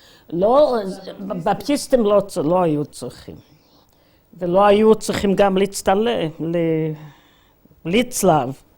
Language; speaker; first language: Hebrew; non-native, fluent; Yiddish